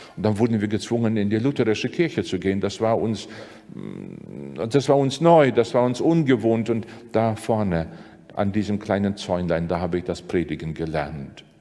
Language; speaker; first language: German; non-native, fluent; Latvian